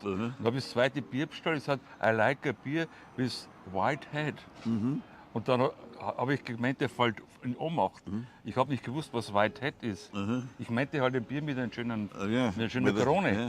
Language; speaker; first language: German; native; German